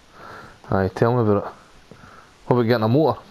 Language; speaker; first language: English; native; English